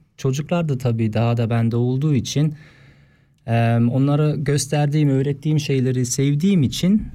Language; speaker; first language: Turkish; early bilingual, heritage; Turkish